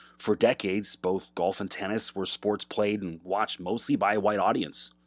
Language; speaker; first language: English; native; English